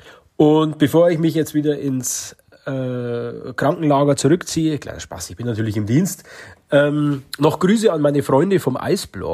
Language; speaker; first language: German; native; German